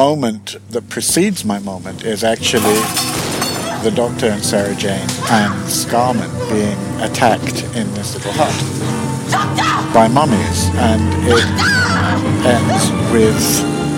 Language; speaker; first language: English; native; English